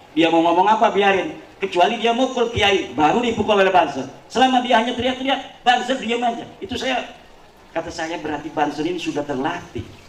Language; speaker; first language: Indonesian; non-native, local second language; Javanese